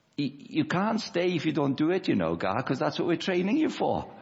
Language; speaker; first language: English; native; English